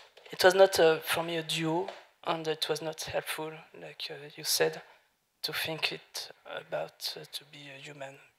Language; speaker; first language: English; non-native, learner; French